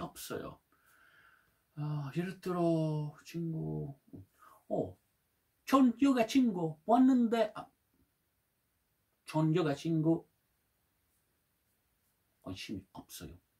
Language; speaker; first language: Korean; non-native, learner; Italian